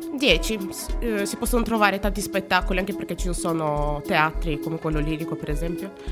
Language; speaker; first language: Italian; non-native, fluent; Russian